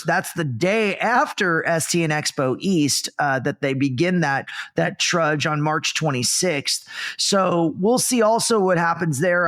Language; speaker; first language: English; native; English